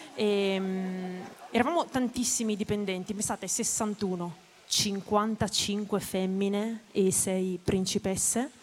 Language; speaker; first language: Italian; native; Italian